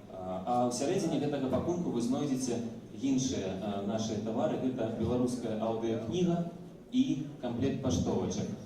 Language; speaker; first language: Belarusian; non-native, local second language; Russian